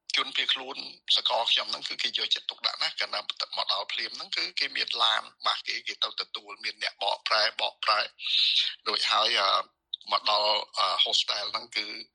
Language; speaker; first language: Khmer; native; Khmer